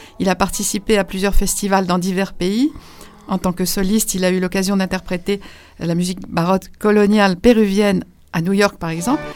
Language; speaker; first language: French; native; French